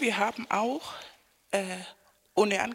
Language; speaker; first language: German; non-native, fluent; Spanish